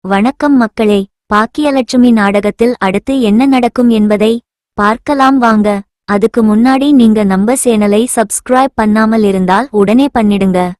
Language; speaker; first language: Tamil; native; Tamil